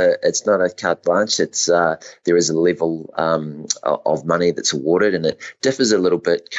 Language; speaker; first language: English; native; English